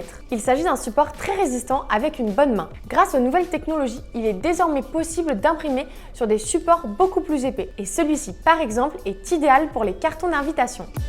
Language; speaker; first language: French; native; French